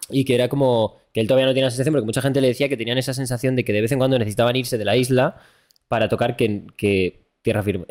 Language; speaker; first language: Spanish; native; Spanish